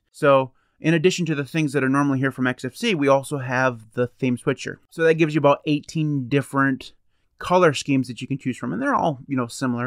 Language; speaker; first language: English; native; English